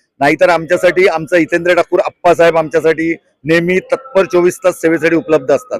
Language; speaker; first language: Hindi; non-native, local second language; Marathi